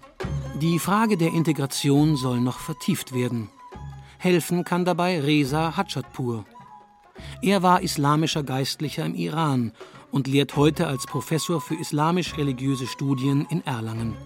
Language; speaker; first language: German; native; German